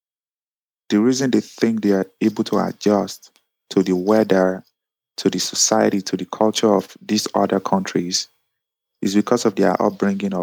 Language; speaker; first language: English; non-native, local second language; Yoruba